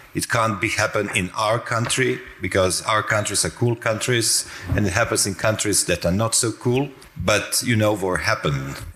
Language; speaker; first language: English; non-native, fluent; Croatian